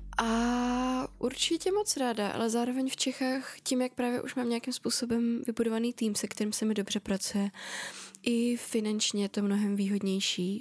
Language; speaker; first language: Czech; early bilingual, other home language; Russian